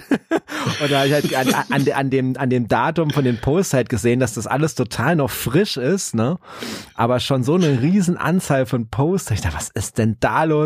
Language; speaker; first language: German; native; German